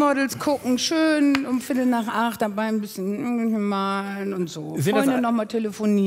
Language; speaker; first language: German; native; German